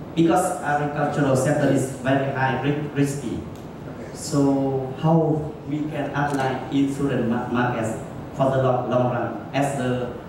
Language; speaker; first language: English; non-native, fluent; Vietnamese